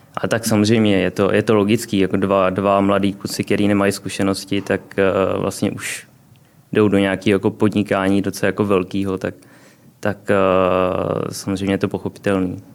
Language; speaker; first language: Czech; early bilingual, other home language; Vietnamese